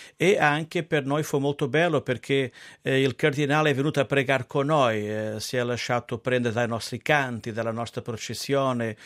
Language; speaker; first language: Italian; non-native, fluent; Portuguese